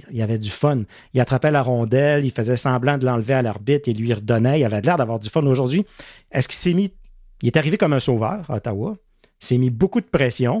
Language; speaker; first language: French; native; French